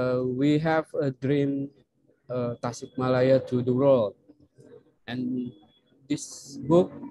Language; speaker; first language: English; non-native, learner; Indonesian